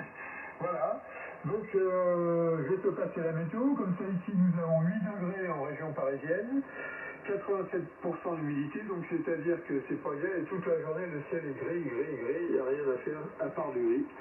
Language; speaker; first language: French; native; French